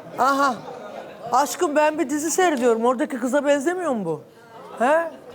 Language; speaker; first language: Turkish; native; Turkish